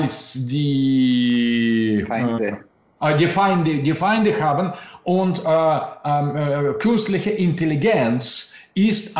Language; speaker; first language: German; non-native, learner; Russian